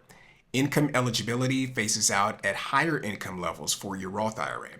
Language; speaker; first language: English; native; English